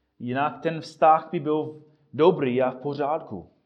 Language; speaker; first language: Czech; non-native, fluent; English